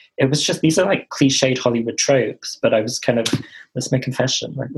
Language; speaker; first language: English; native; English